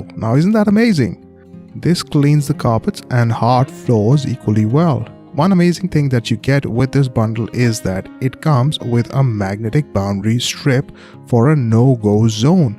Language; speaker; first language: English; non-native, local second language; Hindi